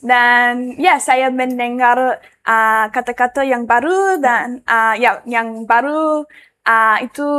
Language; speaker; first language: Indonesian; non-native, learner; English